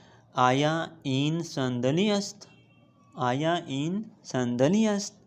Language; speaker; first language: Persian; non-native, fluent; Urdu